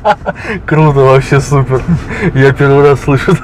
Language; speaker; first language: Russian; native; Russian